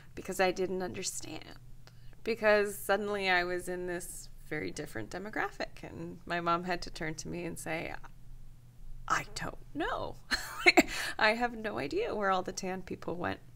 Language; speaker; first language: English; native; English